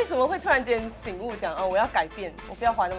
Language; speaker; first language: Chinese; native; Chinese